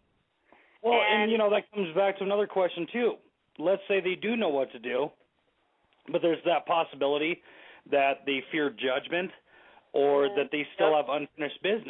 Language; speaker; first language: English; native; English